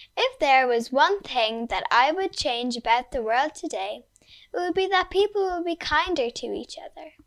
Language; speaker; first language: English; native; English